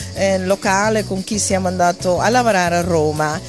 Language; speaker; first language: Italian; non-native, fluent; Dutch